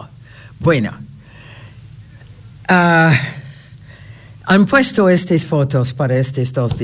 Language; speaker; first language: Spanish; non-native, fluent; English